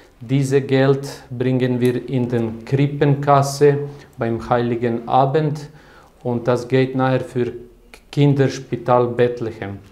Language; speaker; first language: German; non-native, learner; Croatian